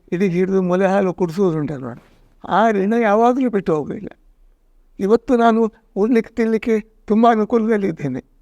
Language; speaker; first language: Kannada; non-native, local second language; Tulu